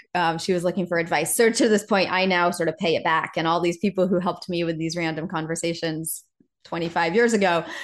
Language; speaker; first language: English; native; English